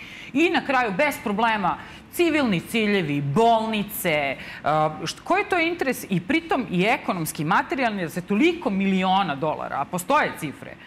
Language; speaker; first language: Serbian; native; Serbian